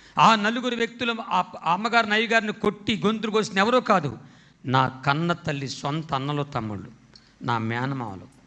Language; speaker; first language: Telugu; non-native, local second language; Koya